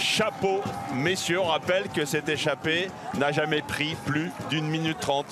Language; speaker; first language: French; native; French